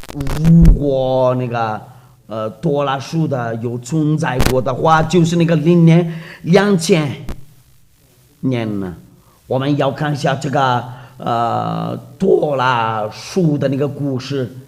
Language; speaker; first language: Chinese; non-native, fluent; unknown